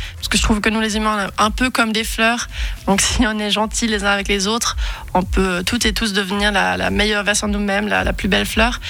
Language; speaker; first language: French; non-native, local second language; Swiss German